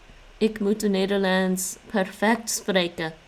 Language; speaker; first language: Dutch; non-native, learner; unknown